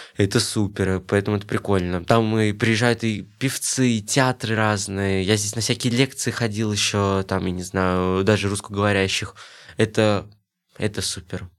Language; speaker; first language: Russian; native; Russian